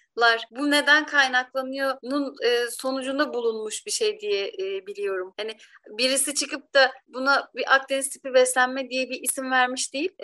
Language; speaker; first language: Turkish; native; Turkish